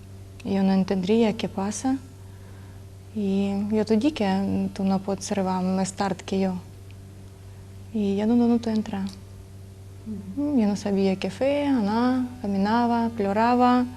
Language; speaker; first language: Catalan; non-native, learner; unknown